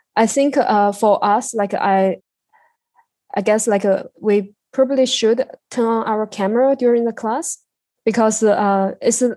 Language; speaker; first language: English; non-native, learner; Chinese